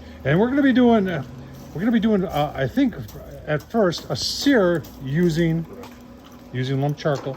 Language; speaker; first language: English; native; English